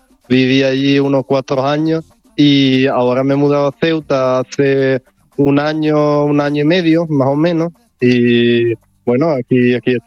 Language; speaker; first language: Spanish; non-native, fluent; Italian